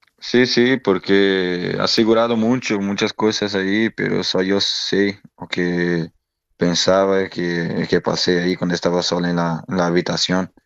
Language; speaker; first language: Spanish; non-native, learner; Portuguese